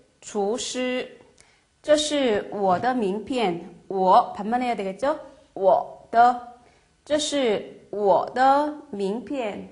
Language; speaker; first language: Chinese; non-native, fluent; Korean